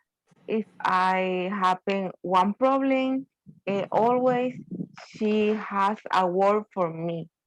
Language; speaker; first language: English; non-native, learner; Spanish